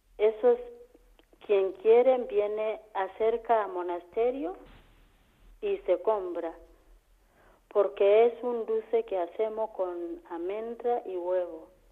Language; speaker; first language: Spanish; non-native, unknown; Kamba